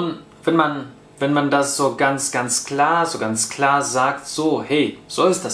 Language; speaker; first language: German; non-native, fluent; Russian